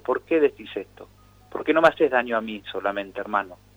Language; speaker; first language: Spanish; native; Spanish